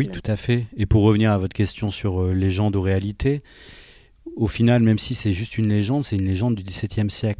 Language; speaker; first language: French; native; French